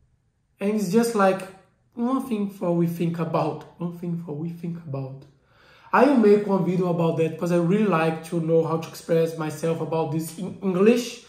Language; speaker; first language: English; non-native, learner; Portuguese